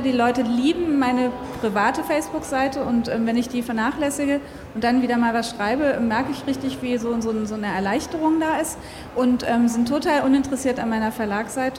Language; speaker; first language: German; native; German